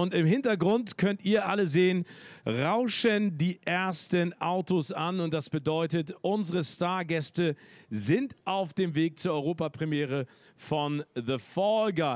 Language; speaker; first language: German; native; German